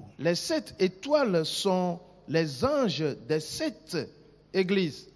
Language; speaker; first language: French; non-native, local second language; Ewe